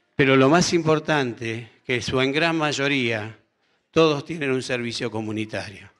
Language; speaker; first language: Spanish; native; Spanish